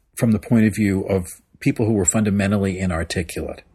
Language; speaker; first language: English; native; English